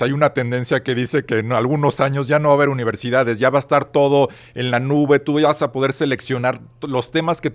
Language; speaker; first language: Spanish; native; Spanish